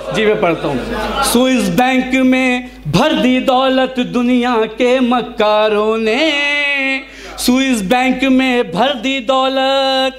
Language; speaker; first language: Urdu; native; Urdu